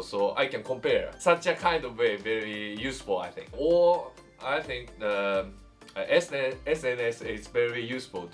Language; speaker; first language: English; non-native, learner; Japanese